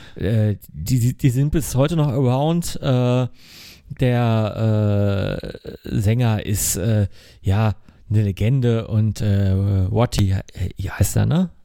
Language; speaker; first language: German; native; German